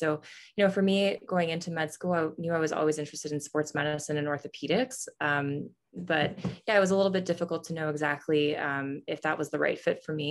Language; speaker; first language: English; native; English